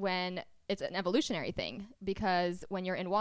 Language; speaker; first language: English; early bilingual, other home language; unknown